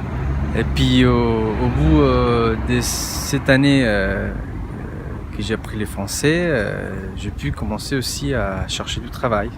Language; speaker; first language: French; non-native, fluent; Spanish